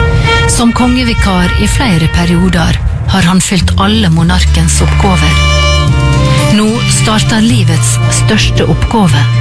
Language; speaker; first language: Norwegian; native; Norwegian